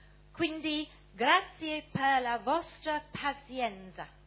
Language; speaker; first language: Italian; non-native, learner; English